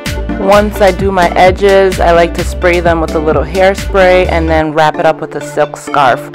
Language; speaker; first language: English; native; English